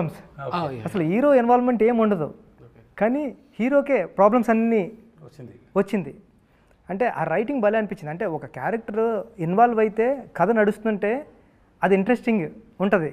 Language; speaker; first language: Telugu; native; Telugu